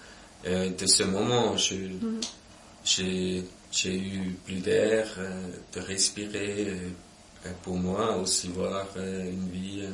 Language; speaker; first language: French; non-native, local second language; German